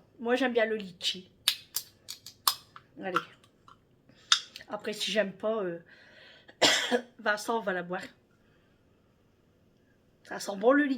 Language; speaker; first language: French; native; French